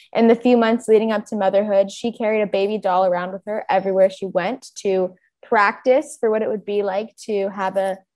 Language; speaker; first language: English; native; English